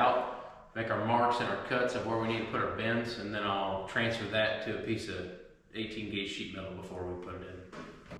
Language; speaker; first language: English; native; English